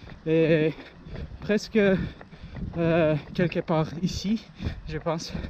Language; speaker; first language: French; non-native, learner; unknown